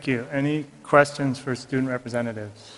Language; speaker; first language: English; native; English